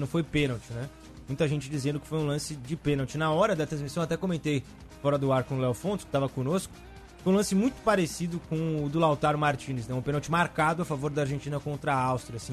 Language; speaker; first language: Portuguese; native; Portuguese